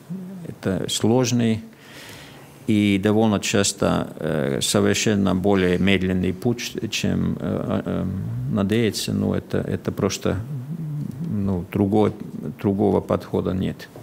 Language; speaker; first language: Russian; non-native, fluent; Finnish